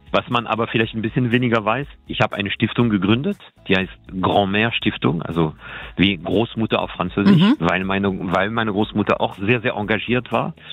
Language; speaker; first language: German; non-native, fluent; French